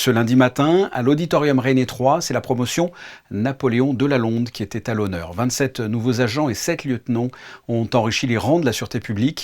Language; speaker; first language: French; native; French